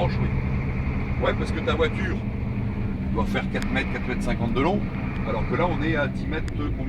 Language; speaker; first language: French; native; French